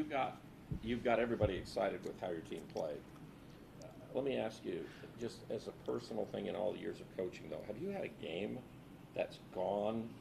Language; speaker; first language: English; native; English